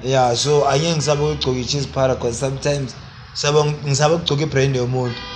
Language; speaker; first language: Zulu; native; Zulu